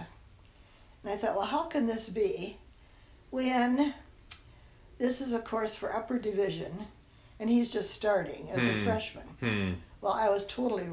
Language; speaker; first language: English; non-native, local second language; German